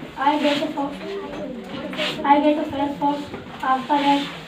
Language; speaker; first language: English; non-native, learner; Hindi